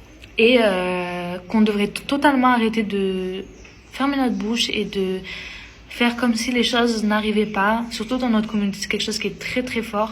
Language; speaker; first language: French; early bilingual, other home language; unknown